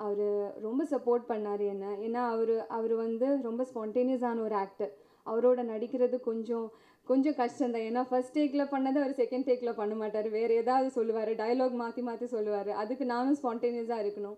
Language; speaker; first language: Tamil; non-native, fluent; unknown